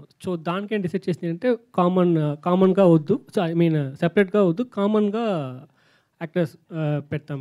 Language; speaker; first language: Telugu; non-native, fluent; Tamil